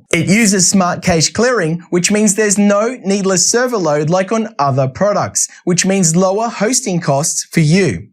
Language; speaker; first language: English; native; English